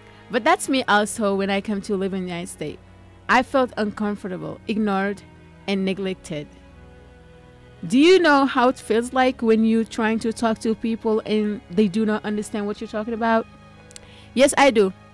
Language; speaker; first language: English; non-native, fluent; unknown